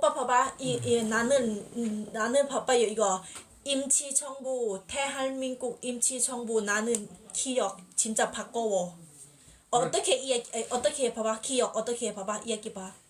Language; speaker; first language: Korean; non-native, learner; Thai